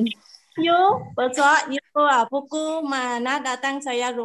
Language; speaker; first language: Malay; non-native, learner; Vietnamese